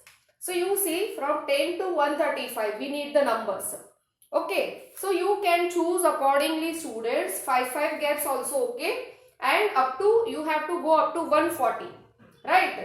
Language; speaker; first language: English; non-native, local second language; Hindi